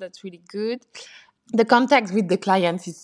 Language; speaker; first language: English; non-native, fluent; French